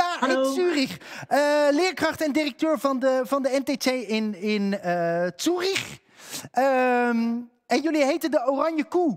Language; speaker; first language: Dutch; native; Dutch